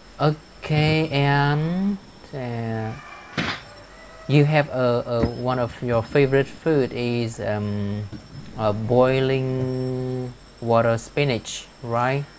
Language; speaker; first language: English; non-native, fluent; Vietnamese